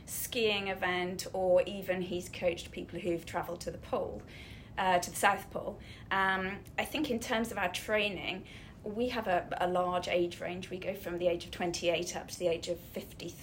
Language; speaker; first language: English; native; English